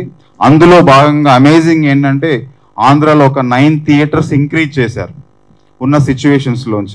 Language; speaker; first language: Telugu; native; Telugu